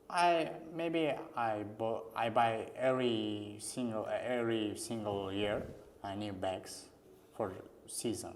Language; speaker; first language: English; non-native, learner; Uzbek